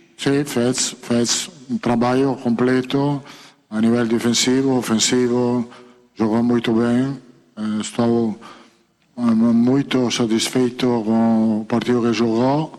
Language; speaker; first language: Portuguese; non-native, fluent; Italian